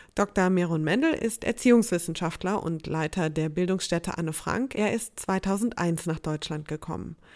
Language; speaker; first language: German; native; German